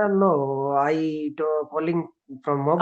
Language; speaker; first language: English; non-native, learner; Hindi